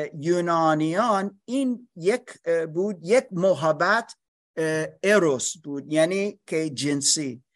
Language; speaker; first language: Persian; non-native, learner; English